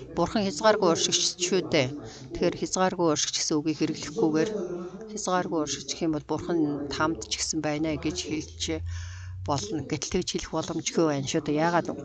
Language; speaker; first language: Mongolian; non-native, fluent; Korean